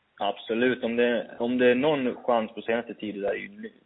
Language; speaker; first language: Swedish; native; Swedish